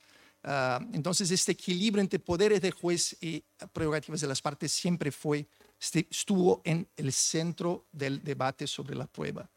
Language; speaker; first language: Spanish; non-native, fluent; Portuguese